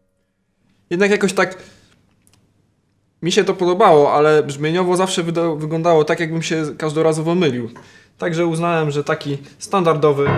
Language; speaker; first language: Polish; native; Polish